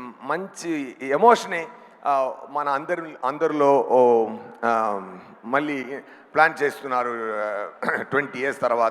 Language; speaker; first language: Telugu; non-native, learner; Tamil